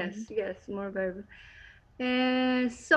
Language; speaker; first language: English; non-native, learner; Greek